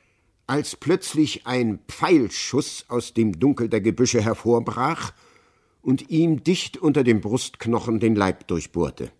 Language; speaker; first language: German; native; German